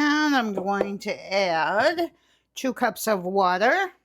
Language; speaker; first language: English; native; English